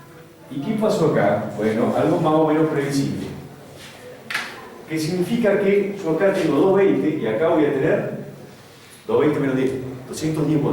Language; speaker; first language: Spanish; native; Spanish